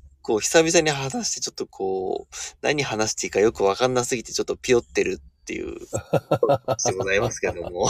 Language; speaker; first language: Japanese; native; Japanese